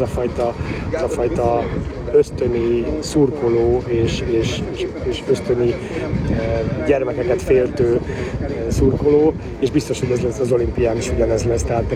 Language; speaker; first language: Hungarian; native; Hungarian